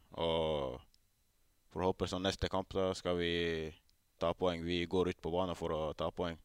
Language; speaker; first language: Norwegian; non-native, fluent; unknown